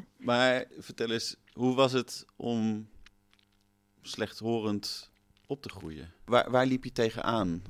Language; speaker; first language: Dutch; native; Dutch